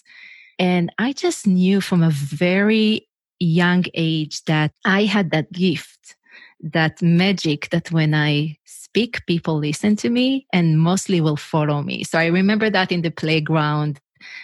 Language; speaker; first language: English; non-native, fluent; Hebrew